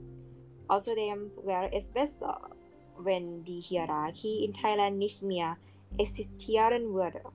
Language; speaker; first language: German; non-native, learner; Thai